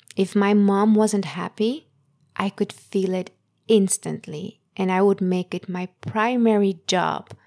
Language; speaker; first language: English; early bilingual, other home language; Persian